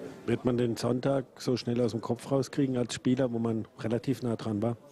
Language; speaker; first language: German; native; German